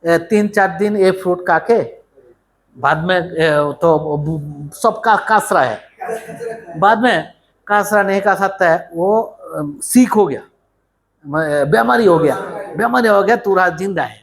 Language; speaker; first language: Hindi; non-native, learner; Bangla